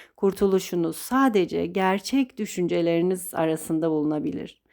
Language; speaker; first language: Turkish; native; Turkish